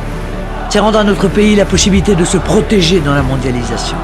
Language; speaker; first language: French; native; French